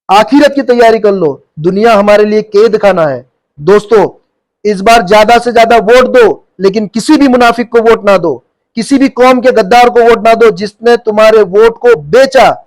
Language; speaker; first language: Hindi; non-native, local second language; Gujarati